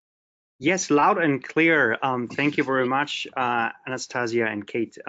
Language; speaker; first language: English; non-native, fluent; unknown